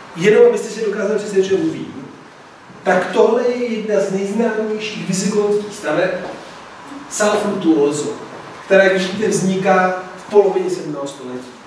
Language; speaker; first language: Czech; non-native, fluent; Italian